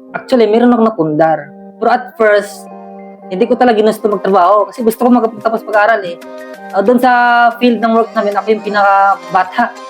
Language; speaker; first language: Filipino; non-native, local second language; Cebuano